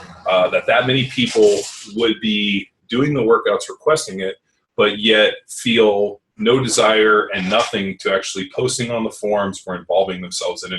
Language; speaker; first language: English; native; English